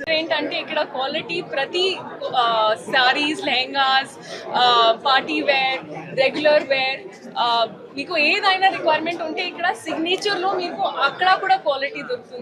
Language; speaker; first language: Telugu; non-native, local second language; Hindi